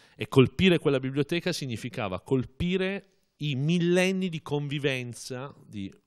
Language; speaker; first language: Italian; native; Italian